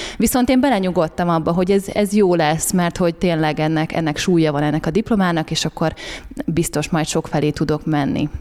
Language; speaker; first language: Hungarian; native; Hungarian